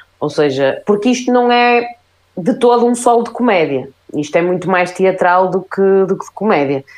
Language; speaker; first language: Portuguese; native; Portuguese